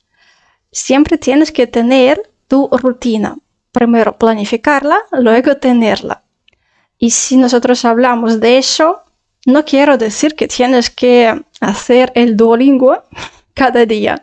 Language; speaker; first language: Spanish; non-native, fluent; Russian